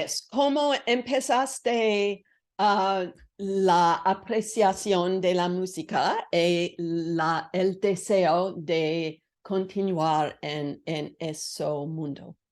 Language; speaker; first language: Spanish; non-native, learner; English